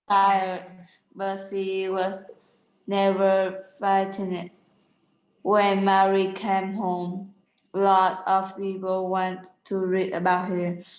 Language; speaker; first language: English; non-native, learner; Vietnamese